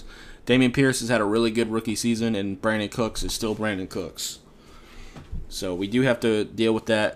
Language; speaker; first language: English; native; English